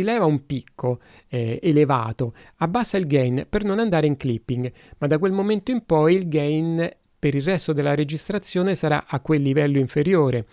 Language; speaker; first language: Italian; native; Italian